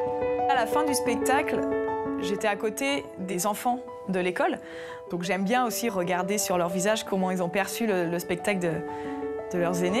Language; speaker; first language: French; native; French